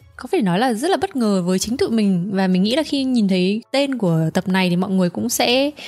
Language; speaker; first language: Vietnamese; native; Vietnamese